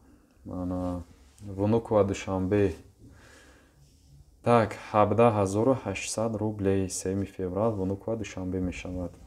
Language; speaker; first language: Russian; non-native, local second language; Tajik